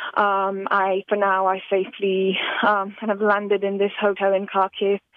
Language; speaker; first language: English; non-native, fluent; Slovak